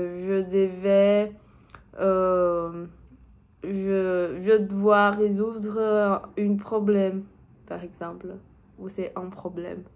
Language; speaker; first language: French; non-native, learner; Portuguese